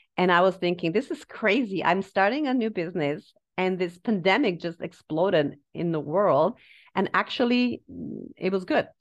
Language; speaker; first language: English; non-native, fluent; Slovak